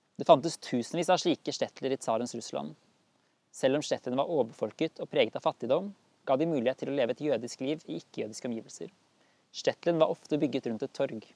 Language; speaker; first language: Norwegian; native; Norwegian